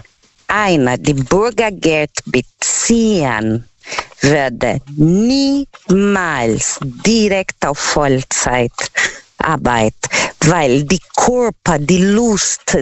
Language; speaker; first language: German; non-native, learner; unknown